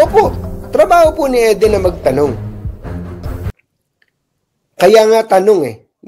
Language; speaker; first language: Filipino; native; Filipino